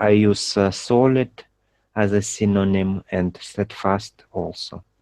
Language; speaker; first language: English; non-native, learner; Russian